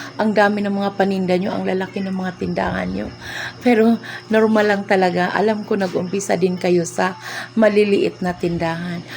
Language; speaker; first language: Filipino; non-native, local second language; Cebuano